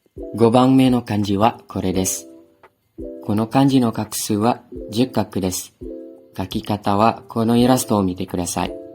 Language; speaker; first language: Japanese; non-native, learner; Indonesian